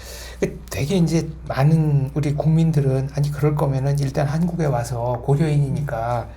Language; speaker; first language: Korean; native; Korean